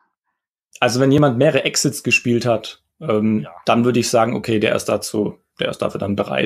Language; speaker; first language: German; native; German